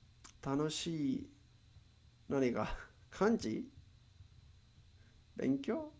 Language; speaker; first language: Japanese; non-native, learner; Spanish